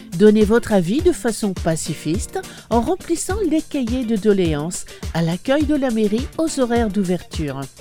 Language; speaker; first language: French; native; French